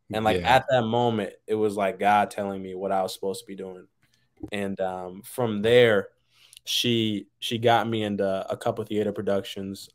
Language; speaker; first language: English; native; English